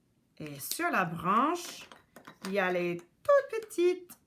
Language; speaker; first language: French; non-native, local second language; English